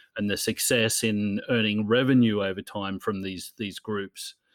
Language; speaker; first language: English; native; English